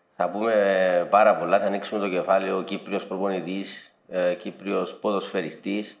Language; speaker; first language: Greek; native; Greek